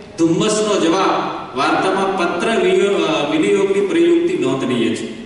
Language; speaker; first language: Gujarati; native; Gujarati